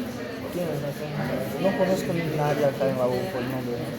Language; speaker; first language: Spanish; non-native, learner; Portuguese